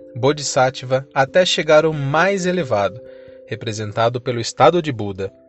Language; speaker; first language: Portuguese; native; Portuguese